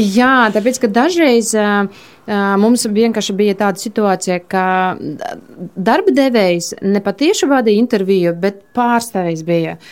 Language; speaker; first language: Latvian; non-native, local second language; Russian